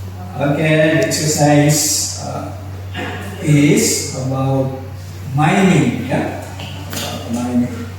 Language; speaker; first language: English; non-native, fluent; Indonesian